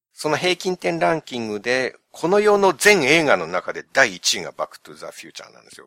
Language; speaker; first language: Japanese; native; Japanese